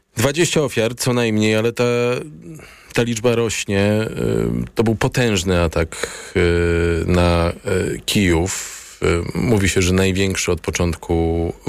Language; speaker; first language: Polish; native; Polish